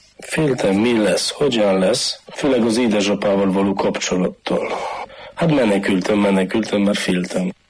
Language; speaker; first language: Hungarian; non-native, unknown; Polish